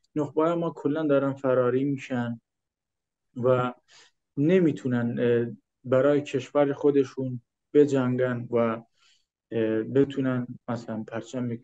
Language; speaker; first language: Persian; native; Persian